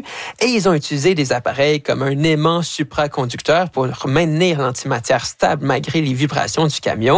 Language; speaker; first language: French; native; French